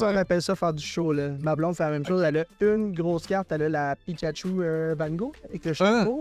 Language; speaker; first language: French; native; French